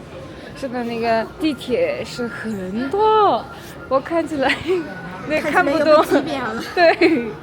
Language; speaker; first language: Chinese; non-native, learner; Mongolian